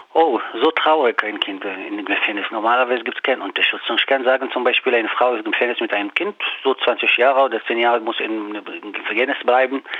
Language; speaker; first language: German; non-native, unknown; Arabic